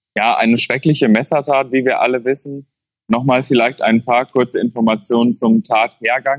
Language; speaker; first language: German; native; German